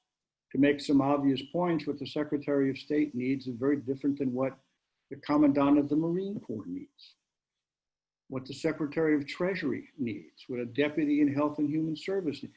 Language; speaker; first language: English; native; English